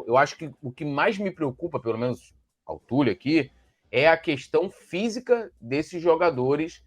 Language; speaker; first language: Portuguese; native; Portuguese